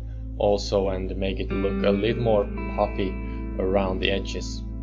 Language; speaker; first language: English; non-native, fluent; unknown